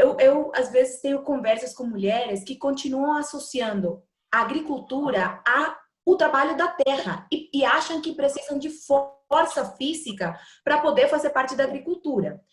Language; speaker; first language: Portuguese; non-native, fluent; Spanish